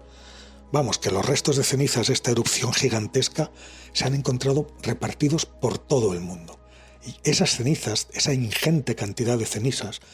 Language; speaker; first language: Spanish; native; Spanish